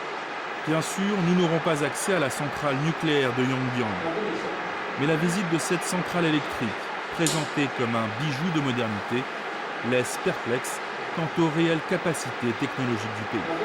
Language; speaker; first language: French; native; French